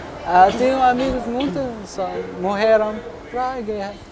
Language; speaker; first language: Portuguese; non-native, local second language; Arabic